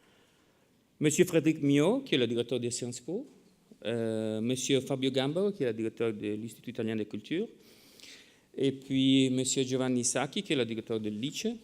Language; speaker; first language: French; non-native, fluent; Italian